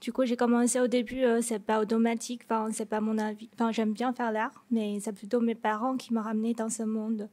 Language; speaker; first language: French; non-native, fluent; Chinese